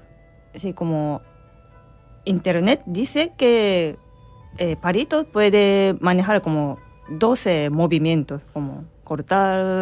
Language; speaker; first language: Spanish; non-native, learner; Japanese